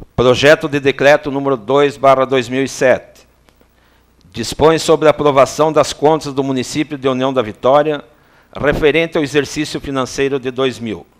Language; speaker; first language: Portuguese; native; Portuguese